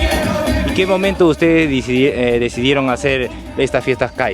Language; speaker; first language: Spanish; native; Spanish